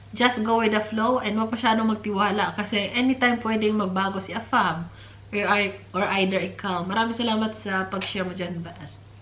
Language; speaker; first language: Filipino; non-native, local second language; Cebuano